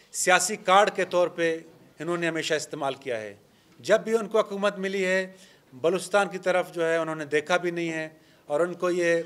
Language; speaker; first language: Urdu; non-native, local second language; Baluchi